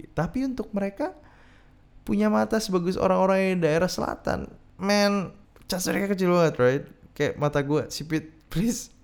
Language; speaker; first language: Indonesian; native; Indonesian